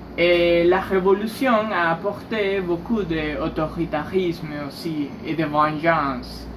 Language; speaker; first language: French; non-native, learner; Spanish